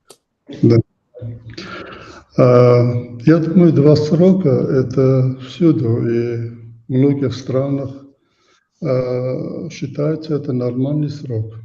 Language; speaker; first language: Russian; non-native, fluent; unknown